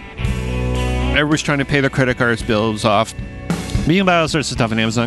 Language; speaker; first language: English; native; English